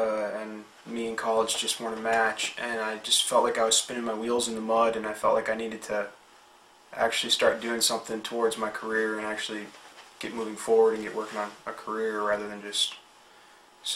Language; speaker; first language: English; native; English